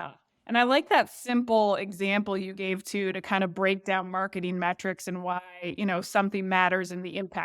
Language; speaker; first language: English; native; English